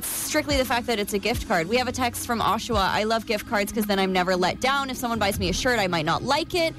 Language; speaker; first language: English; native; English